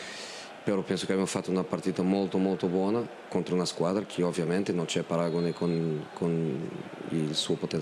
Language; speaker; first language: Italian; non-native, fluent; Portuguese